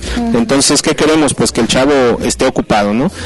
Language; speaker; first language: Spanish; native; Spanish